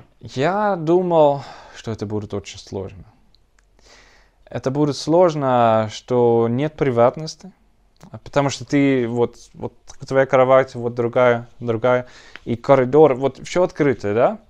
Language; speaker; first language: Russian; non-native, learner; Dutch